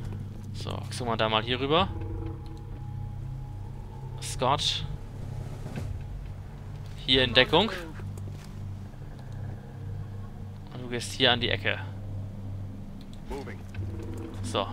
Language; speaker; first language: German; native; German